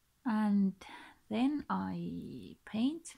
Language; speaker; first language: English; non-native, learner; Finnish